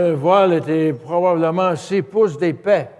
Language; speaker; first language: French; native; French